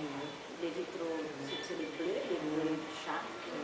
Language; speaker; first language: French; non-native, learner; Portuguese